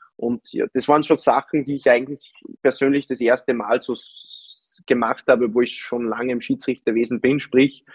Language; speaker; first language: German; native; German